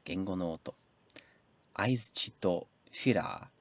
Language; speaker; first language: Japanese; non-native, learner; English